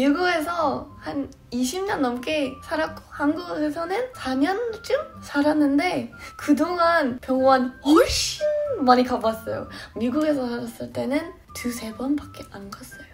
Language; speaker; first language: Korean; non-native, fluent; English